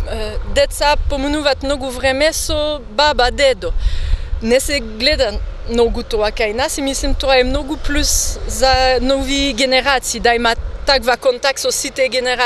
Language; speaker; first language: Macedonian; non-native, learner; French